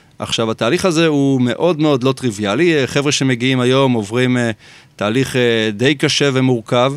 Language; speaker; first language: Hebrew; native; Hebrew